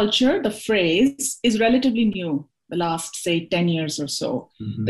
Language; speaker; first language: English; non-native, local second language; Hindi